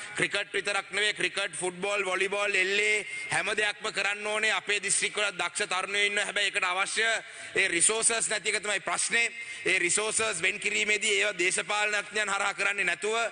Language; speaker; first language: Sinhala; non-native, local second language; Tamil